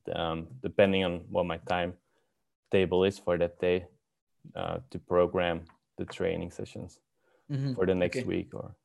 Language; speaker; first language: English; non-native, fluent; Dutch